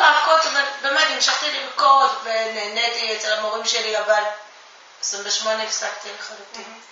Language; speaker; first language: Hebrew; non-native, fluent; Japanese